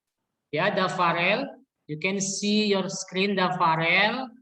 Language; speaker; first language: English; non-native, learner; Indonesian